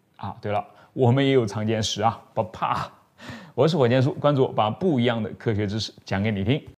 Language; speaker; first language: Chinese; native; Chinese